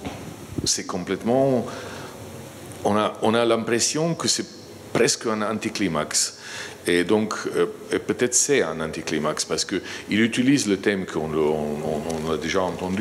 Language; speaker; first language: French; non-native, fluent; Slovenian